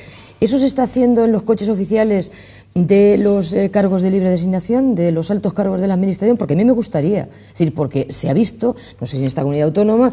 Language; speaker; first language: Spanish; native; Spanish